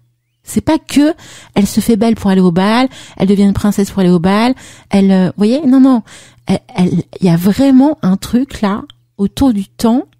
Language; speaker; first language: French; native; French